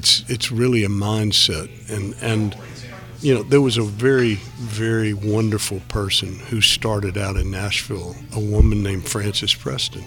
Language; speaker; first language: English; native; English